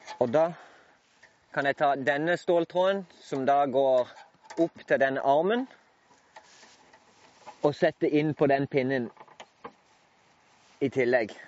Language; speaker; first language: Norwegian; native; Norwegian